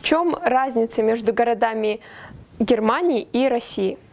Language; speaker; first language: Russian; native; Russian